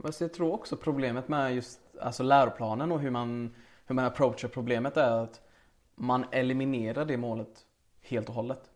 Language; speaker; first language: Swedish; early bilingual, other home language; Arabic